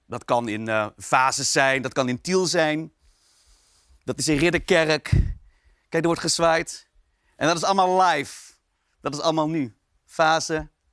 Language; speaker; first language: Dutch; early bilingual, other home language; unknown